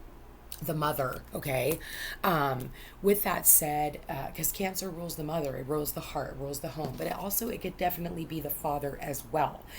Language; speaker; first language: English; native; English